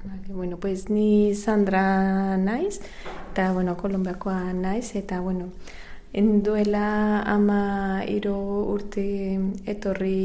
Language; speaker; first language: Basque; non-native, learner; Spanish